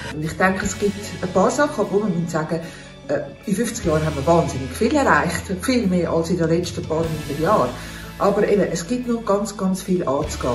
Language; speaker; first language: German; native; German